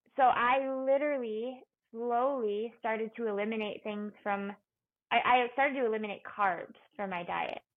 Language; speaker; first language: English; native; English